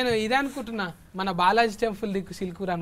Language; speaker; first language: Telugu; native; Telugu